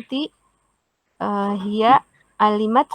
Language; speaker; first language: Arabic; non-native, learner; Indonesian